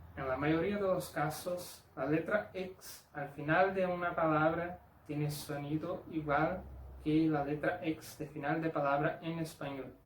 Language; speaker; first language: Spanish; non-native, fluent; Portuguese